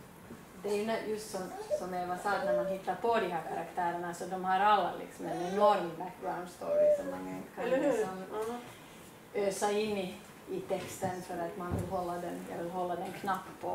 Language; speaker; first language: Swedish; native; Swedish